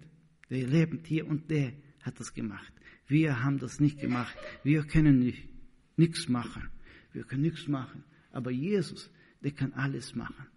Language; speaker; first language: German; non-native, learner; Portuguese